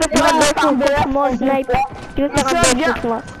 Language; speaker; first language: French; native; French